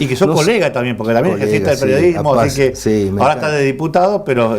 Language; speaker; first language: Spanish; native; Spanish